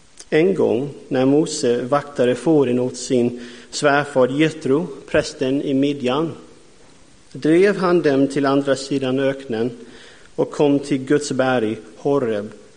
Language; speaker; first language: Swedish; non-native, fluent; English